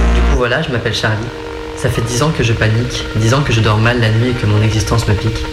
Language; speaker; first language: French; native; French